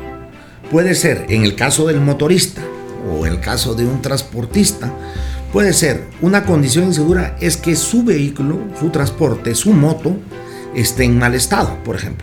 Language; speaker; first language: Spanish; native; Spanish